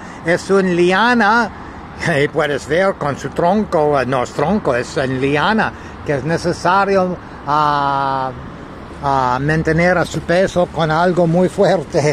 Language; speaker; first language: Spanish; non-native, learner; English